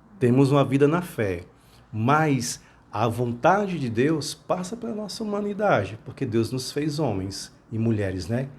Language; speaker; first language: Portuguese; native; Portuguese